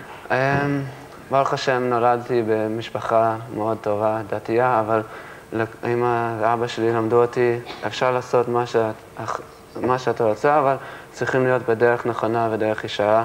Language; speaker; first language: Hebrew; early bilingual, heritage; English